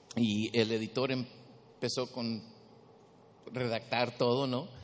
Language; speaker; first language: Spanish; early bilingual, heritage; Spanish